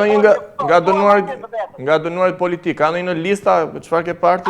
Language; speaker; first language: Albanian; native; Albanian